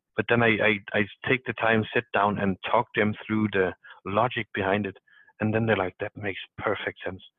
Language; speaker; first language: English; non-native, fluent; Danish